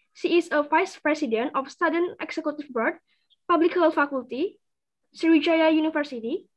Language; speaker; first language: English; non-native, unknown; Indonesian